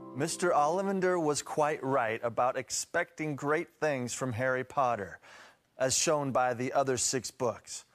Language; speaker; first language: English; native; English